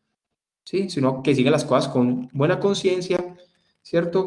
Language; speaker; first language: Spanish; native; Spanish